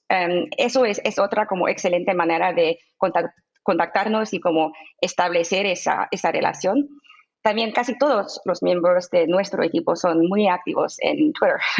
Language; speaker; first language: Spanish; non-native, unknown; English